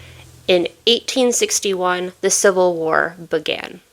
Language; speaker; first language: English; native; English